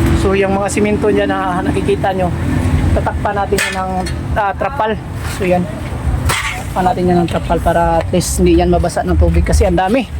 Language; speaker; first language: Filipino; non-native, local second language; Cebuano